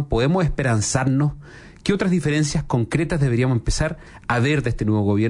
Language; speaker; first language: Spanish; native; Spanish